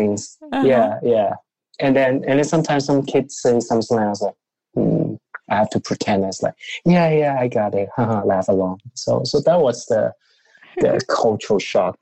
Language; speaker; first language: English; non-native, local second language; Cantonese